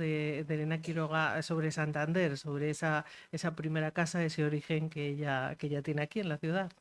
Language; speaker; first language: Spanish; native; Spanish